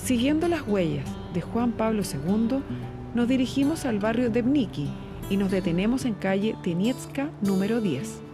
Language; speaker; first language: Spanish; native; Spanish